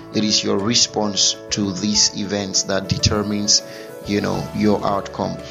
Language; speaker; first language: English; non-native, local second language; Igbo